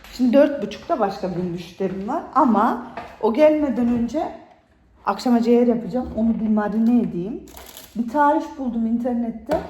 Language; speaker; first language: Turkish; native; Turkish